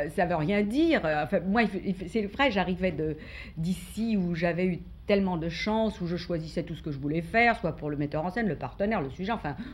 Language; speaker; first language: French; native; French